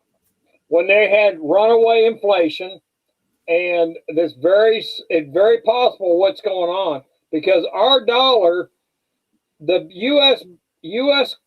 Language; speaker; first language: English; native; English